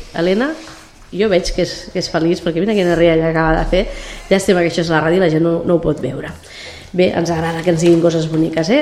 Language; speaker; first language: Catalan; native; Catalan